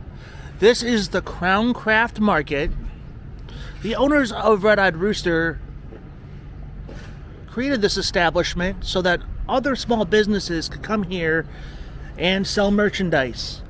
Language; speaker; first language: English; native; English